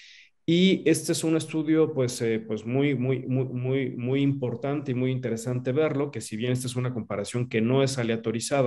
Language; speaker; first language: Spanish; native; Spanish